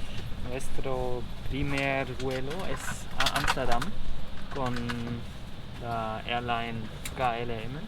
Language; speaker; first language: Spanish; non-native, learner; German